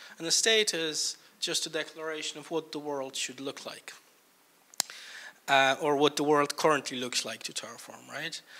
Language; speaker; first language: English; non-native, fluent; Polish